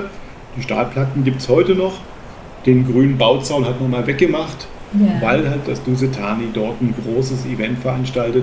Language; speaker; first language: German; native; German